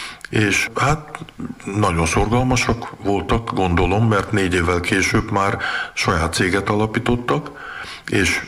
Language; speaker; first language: Hungarian; early bilingual, heritage; Hungarian